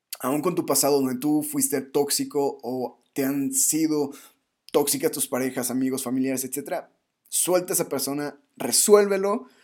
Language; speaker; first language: Spanish; native; Spanish